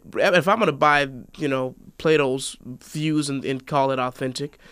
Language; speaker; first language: English; native; English